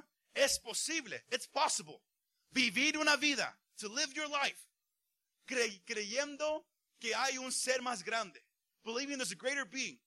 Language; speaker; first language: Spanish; early bilingual, heritage; Spanish